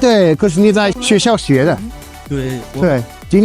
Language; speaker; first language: Chinese; non-native, fluent; English